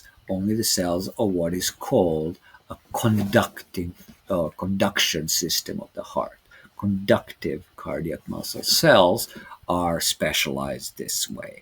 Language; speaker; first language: English; non-native, fluent; Serbian